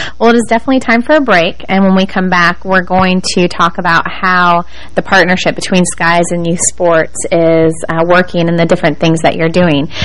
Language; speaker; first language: English; native; English